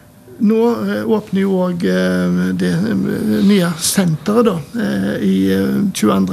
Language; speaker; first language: Norwegian; native; Norwegian